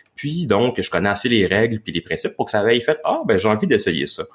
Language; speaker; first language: French; native; French